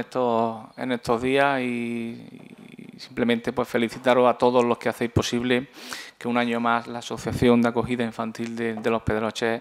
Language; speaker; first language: Spanish; native; Spanish